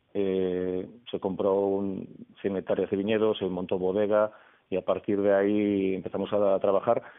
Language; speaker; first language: Spanish; native; Spanish